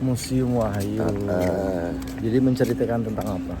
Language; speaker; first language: Indonesian; native; Indonesian